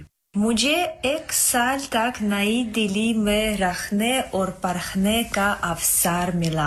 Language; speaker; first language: Hindi; non-native, fluent; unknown